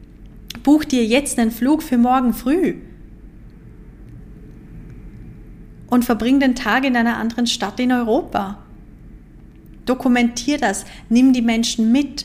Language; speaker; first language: German; native; German